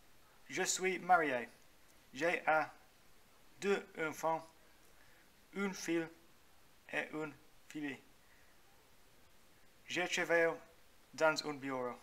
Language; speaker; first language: French; non-native, learner; English